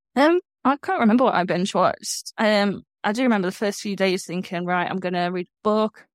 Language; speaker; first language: English; native; English